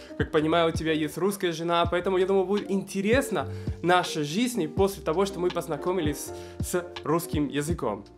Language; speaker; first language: Russian; non-native, fluent; Spanish